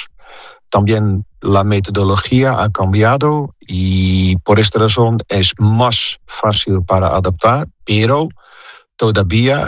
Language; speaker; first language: Spanish; non-native, fluent; Dutch